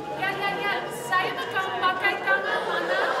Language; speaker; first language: Indonesian; non-native, learner; English